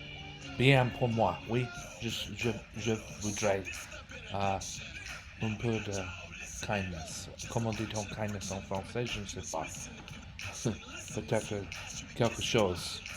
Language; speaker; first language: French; non-native, learner; English